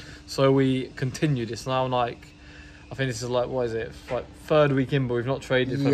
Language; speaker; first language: English; native; English